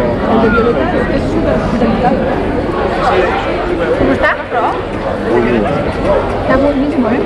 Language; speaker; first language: Spanish; native; Spanish